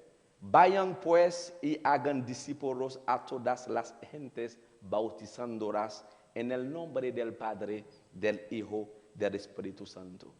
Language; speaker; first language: Spanish; non-native, learner; Haitian Creole